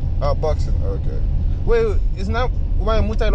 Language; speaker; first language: English; non-native, learner; Haitian Creole